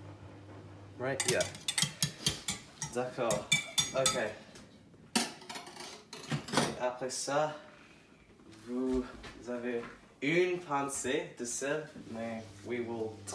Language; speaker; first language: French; non-native, learner; English